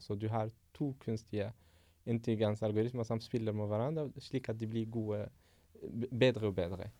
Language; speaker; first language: Norwegian; non-native, fluent; Arabic